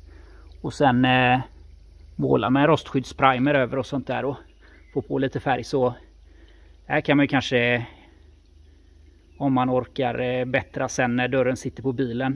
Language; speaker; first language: Swedish; native; Swedish